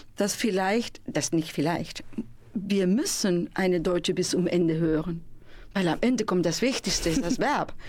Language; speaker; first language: German; non-native, fluent; Spanish